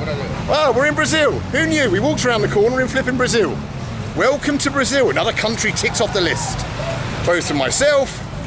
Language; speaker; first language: English; native; English